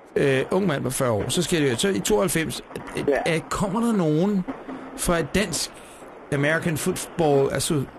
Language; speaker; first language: Danish; native; Danish